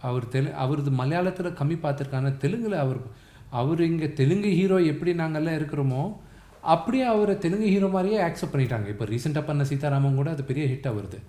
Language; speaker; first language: Tamil; non-native, local second language; Telugu